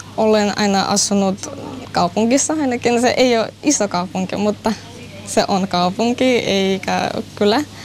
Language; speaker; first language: Finnish; non-native, learner; Russian